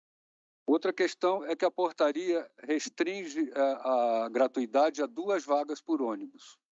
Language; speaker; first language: Portuguese; native; Portuguese